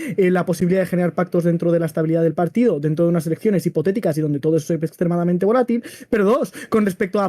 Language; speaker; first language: Spanish; native; Spanish